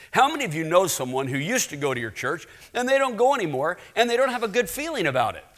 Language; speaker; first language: English; native; English